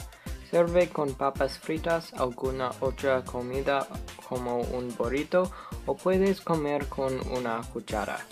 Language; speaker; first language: Spanish; non-native, learner; English